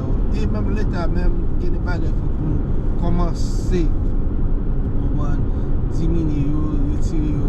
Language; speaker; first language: French; non-native, learner; Haitian Creole